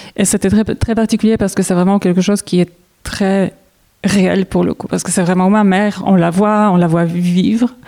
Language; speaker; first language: French; non-native, fluent; Polish